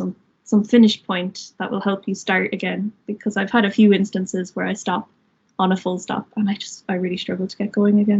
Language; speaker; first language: English; native; English